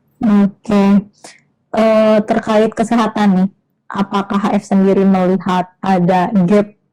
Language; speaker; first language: Indonesian; native; Indonesian